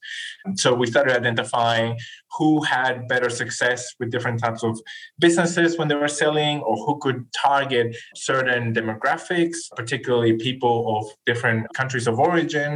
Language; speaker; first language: English; non-native, fluent; Spanish